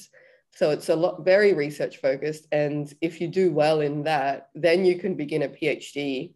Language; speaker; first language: English; native; English